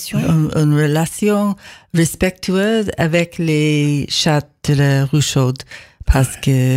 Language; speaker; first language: French; non-native, learner; English